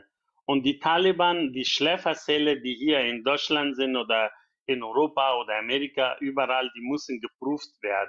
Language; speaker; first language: German; non-native, fluent; Persian